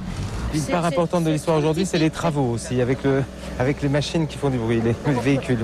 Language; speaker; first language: French; native; French